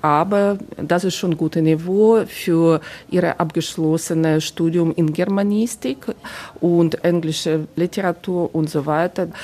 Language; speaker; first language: German; non-native, fluent; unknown